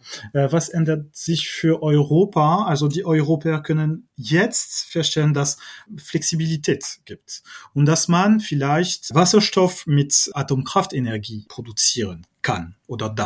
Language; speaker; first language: German; non-native, fluent; French